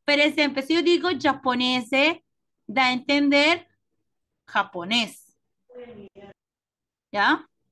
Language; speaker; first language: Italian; non-native, fluent; Spanish